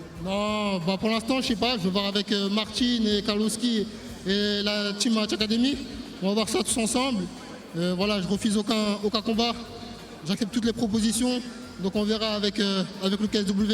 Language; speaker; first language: French; native; French